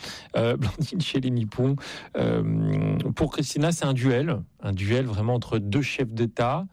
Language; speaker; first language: French; native; French